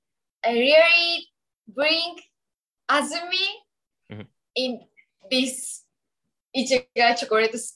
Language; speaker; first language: English; non-native, learner; Japanese